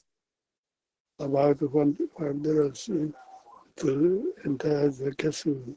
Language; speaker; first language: English; non-native, learner; Japanese